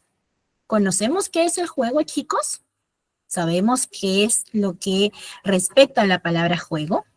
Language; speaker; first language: Spanish; native; Spanish